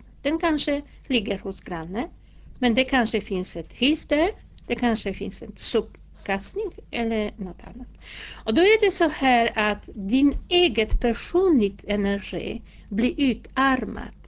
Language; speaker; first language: Swedish; non-native, fluent; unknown